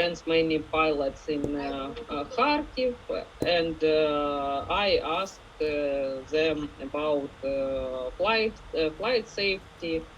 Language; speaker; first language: English; non-native, learner; Ukrainian